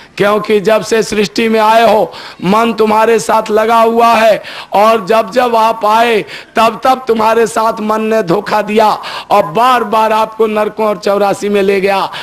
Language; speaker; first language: Hindi; native; Hindi